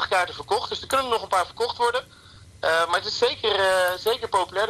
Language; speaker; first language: Dutch; native; Dutch